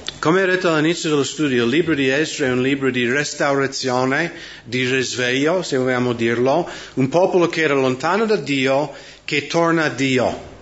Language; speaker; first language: Italian; non-native, fluent; English